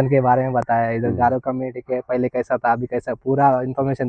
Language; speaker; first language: Hindi; non-native, local second language; Telugu